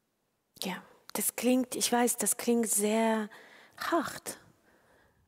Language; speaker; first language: German; non-native, fluent; Ukrainian